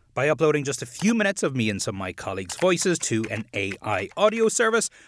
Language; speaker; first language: English; native; English